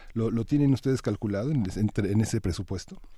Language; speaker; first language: Spanish; native; Spanish